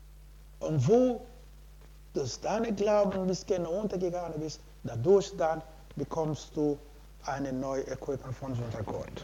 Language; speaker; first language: German; non-native, learner; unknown